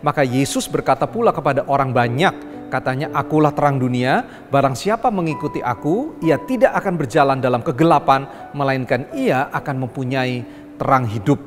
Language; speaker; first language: Indonesian; native; Indonesian